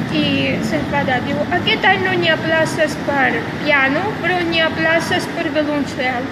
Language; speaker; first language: Catalan; non-native, fluent; Russian